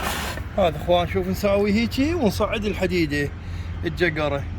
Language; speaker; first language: Arabic; native; Arabic